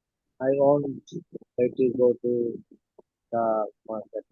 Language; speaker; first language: English; non-native, learner; Bangla